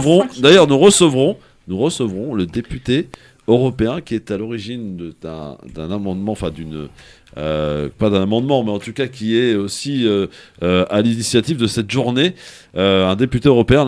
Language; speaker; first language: French; native; French